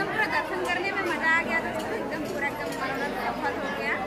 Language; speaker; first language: Hindi; native; Hindi